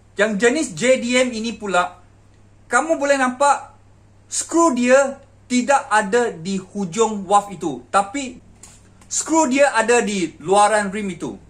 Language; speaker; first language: Malay; native; Malay